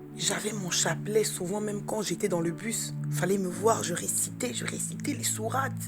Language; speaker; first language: French; early bilingual, other home language; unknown